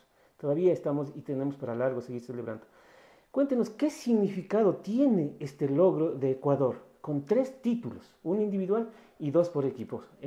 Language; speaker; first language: Spanish; native; Spanish